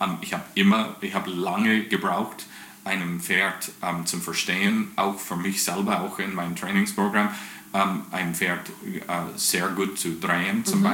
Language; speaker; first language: German; non-native, fluent; English